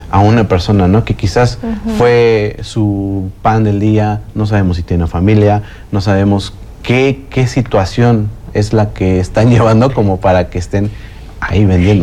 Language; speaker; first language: Spanish; native; Spanish